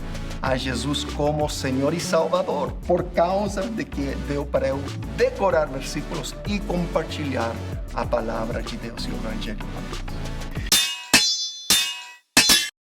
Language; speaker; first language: Portuguese; non-native, fluent; English